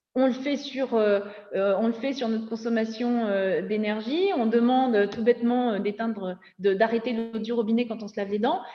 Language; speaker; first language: French; native; French